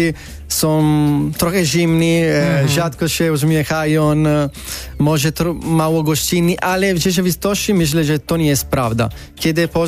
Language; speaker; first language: Polish; non-native, learner; Italian